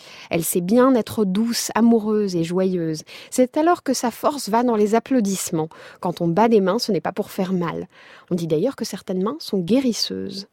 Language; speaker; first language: French; native; French